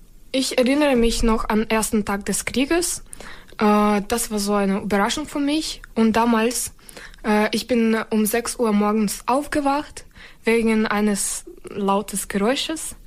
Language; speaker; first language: German; non-native, fluent; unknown